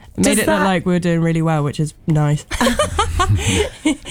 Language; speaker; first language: English; native; English